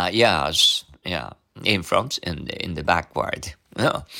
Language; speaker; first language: English; non-native, learner; Japanese